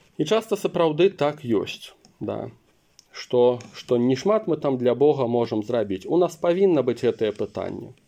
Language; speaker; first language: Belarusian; non-native, local second language; Russian